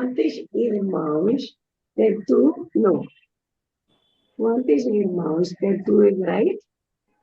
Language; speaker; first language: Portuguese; non-native, learner; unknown